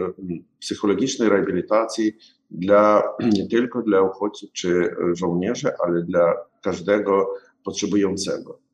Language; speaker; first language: Polish; non-native, learner; Ukrainian